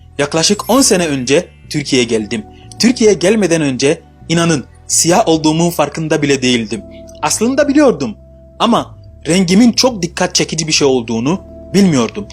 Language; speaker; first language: Turkish; non-native, fluent; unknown